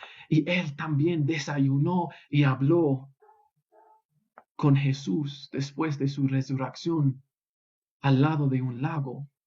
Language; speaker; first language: Spanish; non-native, fluent; English